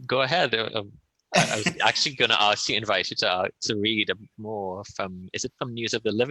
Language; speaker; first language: English; native; English